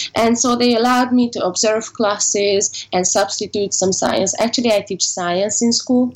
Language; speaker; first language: English; non-native, fluent; Hungarian